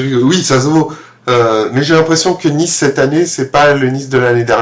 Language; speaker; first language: French; native; French